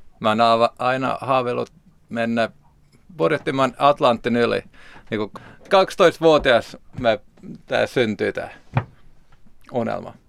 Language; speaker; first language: Finnish; non-native, local second language; Swedish